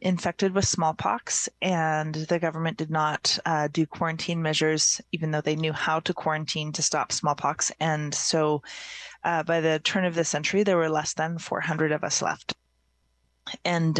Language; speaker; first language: English; native; English